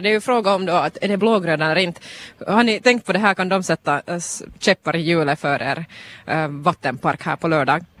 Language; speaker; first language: Swedish; native; Swedish